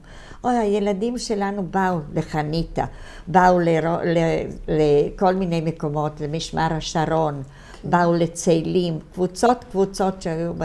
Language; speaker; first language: Hebrew; non-native, fluent; Italian